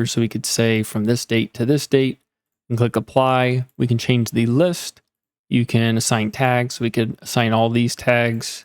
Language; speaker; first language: English; native; English